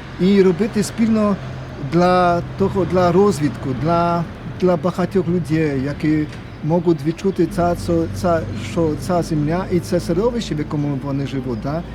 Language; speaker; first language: Ukrainian; non-native, fluent; Polish